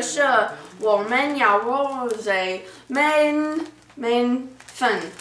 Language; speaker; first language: Chinese; non-native, learner; English